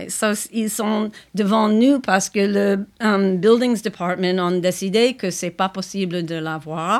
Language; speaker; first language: French; non-native, fluent; English